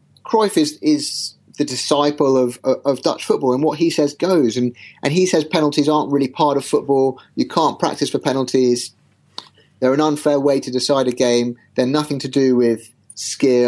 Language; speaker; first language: English; native; English